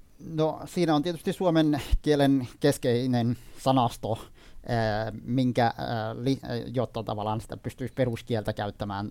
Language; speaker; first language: Finnish; non-native, fluent; Kurdish